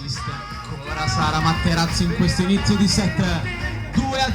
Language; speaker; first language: Italian; native; Italian